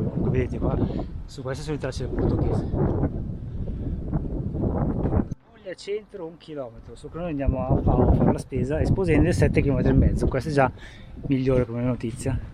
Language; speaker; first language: Italian; native; Italian